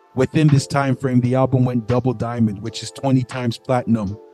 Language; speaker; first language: English; native; English